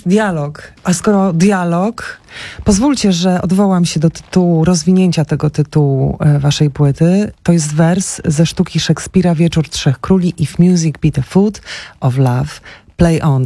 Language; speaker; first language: Polish; native; Polish